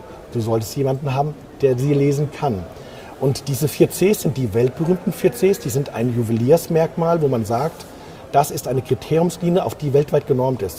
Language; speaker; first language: German; native; German